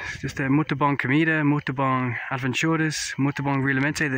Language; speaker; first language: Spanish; non-native, learner; English